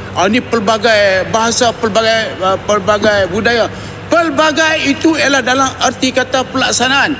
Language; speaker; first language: Malay; native; Malay